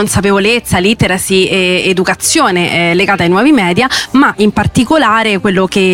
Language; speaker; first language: Italian; native; Italian